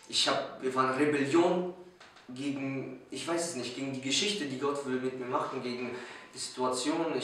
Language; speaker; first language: German; early bilingual, other home language; Polish